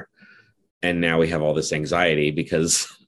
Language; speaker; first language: English; native; English